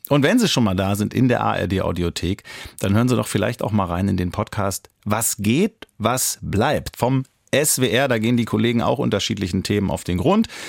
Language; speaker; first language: German; native; German